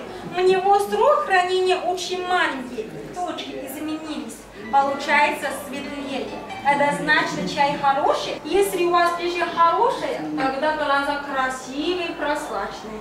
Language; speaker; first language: Russian; non-native, learner; Chinese